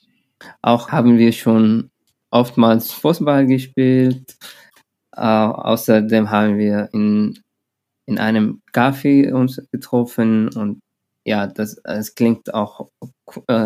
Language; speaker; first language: German; non-native, learner; Arabic